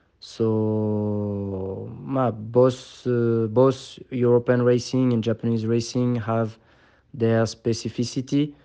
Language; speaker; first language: English; non-native, fluent; French